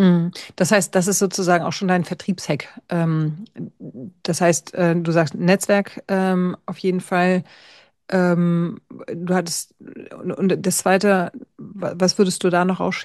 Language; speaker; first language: German; native; German